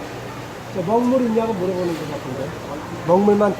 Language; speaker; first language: Korean; native; Korean